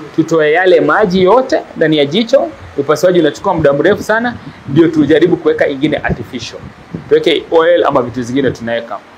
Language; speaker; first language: Swahili; non-native, local second language; Kikuyu